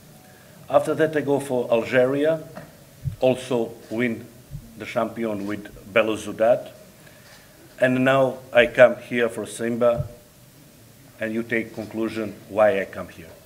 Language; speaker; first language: English; non-native, learner; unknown